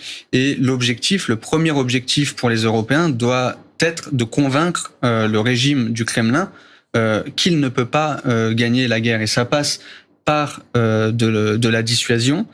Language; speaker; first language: French; native; French